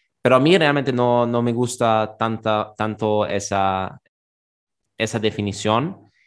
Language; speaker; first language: Spanish; non-native, fluent; German